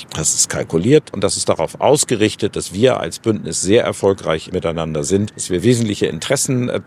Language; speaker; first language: German; native; German